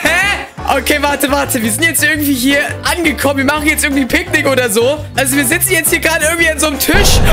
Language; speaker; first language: German; native; German